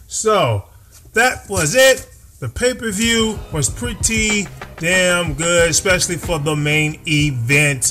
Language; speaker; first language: English; native; English